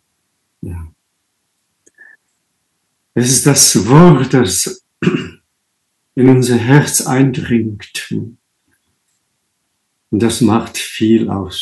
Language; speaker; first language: German; non-native, fluent; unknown